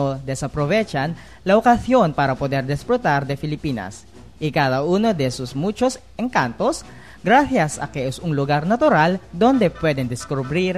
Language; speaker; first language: Spanish; non-native, fluent; Filipino